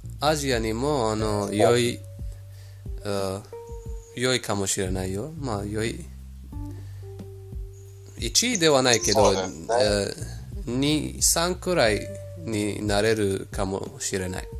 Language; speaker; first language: Japanese; non-native, fluent; Persian